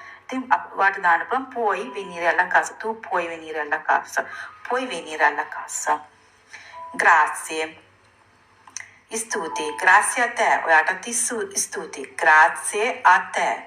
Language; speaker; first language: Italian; non-native, fluent; Sinhala